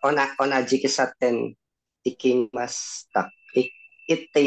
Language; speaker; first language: Japanese; non-native, learner; Indonesian